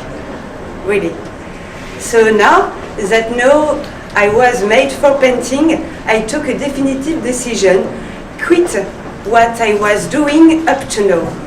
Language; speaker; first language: English; non-native, learner; French